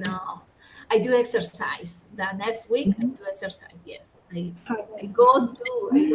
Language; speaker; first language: English; non-native, learner; Spanish